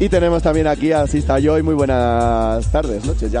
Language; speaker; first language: Spanish; native; Spanish